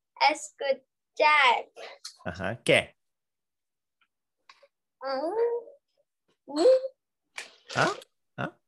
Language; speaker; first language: Spanish; non-native, learner; English